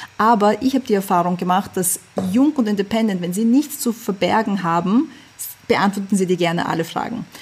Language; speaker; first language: German; early bilingual, other home language; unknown